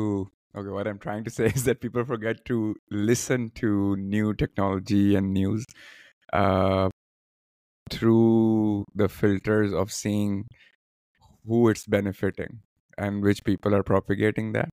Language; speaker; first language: English; non-native, local second language; Urdu